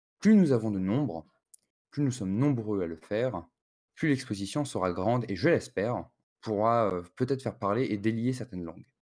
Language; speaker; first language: French; native; French